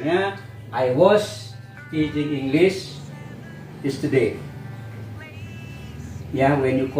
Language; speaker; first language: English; non-native, fluent; Indonesian